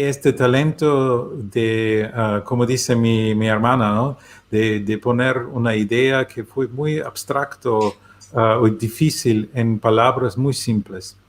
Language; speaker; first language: Spanish; non-native, learner; German